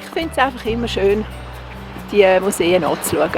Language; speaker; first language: German; native; German